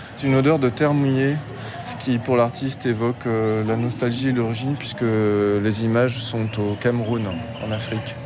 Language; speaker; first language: French; native; French